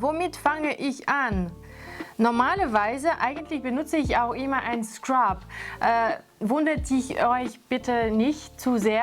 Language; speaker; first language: German; non-native, fluent; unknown